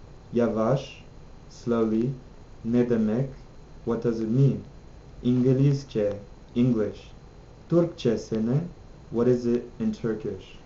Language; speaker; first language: Turkish; non-native, learner; English